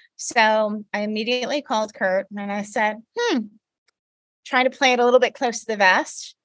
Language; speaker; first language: English; native; English